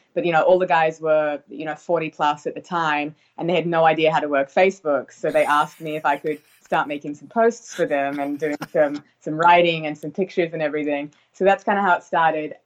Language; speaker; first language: English; native; English